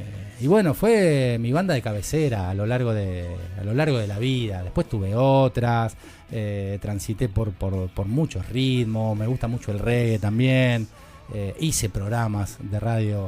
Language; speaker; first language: Spanish; native; Spanish